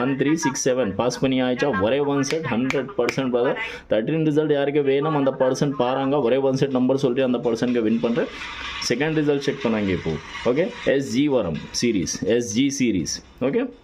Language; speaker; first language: Tamil; non-native, local second language; Malayalam